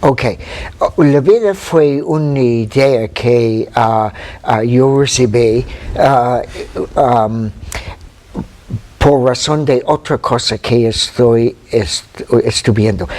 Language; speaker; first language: Spanish; non-native, fluent; English